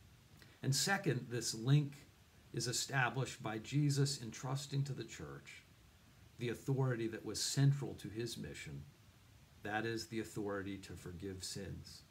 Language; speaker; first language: English; native; English